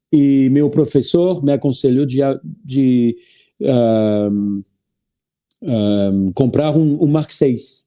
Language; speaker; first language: Portuguese; non-native, learner; French